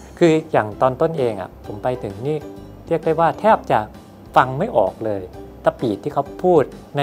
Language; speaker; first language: Thai; native; Thai